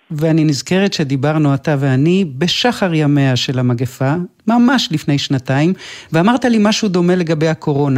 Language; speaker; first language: Hebrew; native; Hebrew